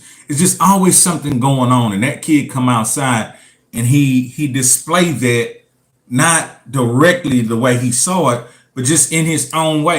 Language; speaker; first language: English; native; English